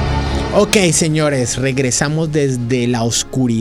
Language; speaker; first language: Spanish; native; Spanish